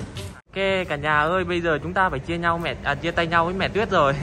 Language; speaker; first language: Vietnamese; native; Vietnamese